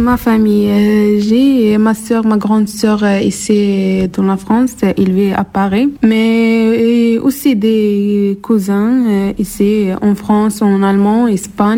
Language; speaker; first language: French; non-native, learner; Arabic